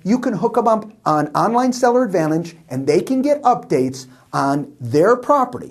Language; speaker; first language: English; native; English